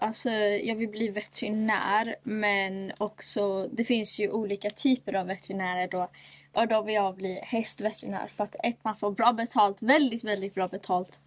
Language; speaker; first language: Swedish; native; Swedish